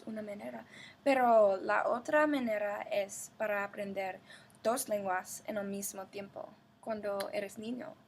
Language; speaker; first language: Spanish; non-native, learner; English